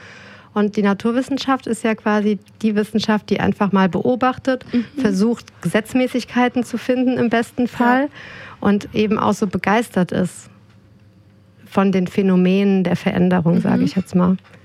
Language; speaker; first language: German; native; German